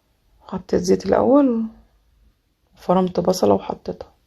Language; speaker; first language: Arabic; native; Arabic